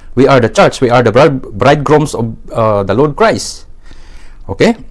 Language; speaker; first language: English; non-native, local second language; Filipino